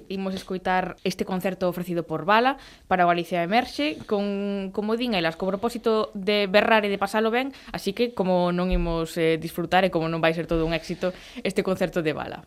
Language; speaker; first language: Galician; native; Galician